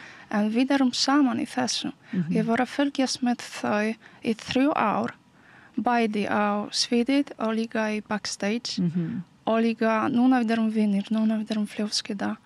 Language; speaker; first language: Icelandic; non-native, learner; Polish